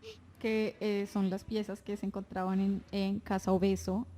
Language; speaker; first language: Spanish; native; Spanish